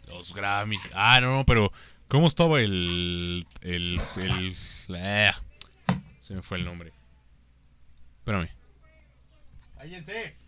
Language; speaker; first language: Spanish; native; Spanish